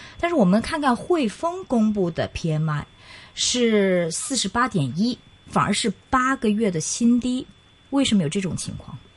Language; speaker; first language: Chinese; non-native, local second language; Cantonese